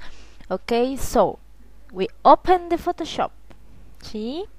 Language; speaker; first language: English; non-native, learner; Spanish